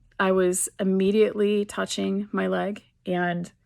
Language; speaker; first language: English; native; English